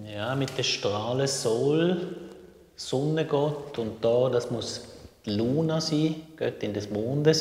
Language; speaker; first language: German; native; German